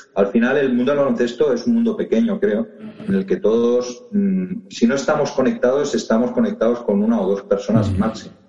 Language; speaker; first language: Spanish; native; Spanish